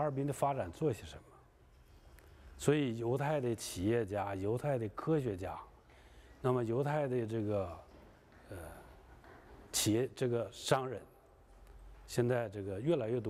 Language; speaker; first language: Chinese; native; Chinese